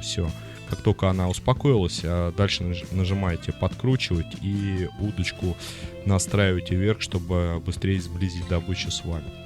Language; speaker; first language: Russian; native; Russian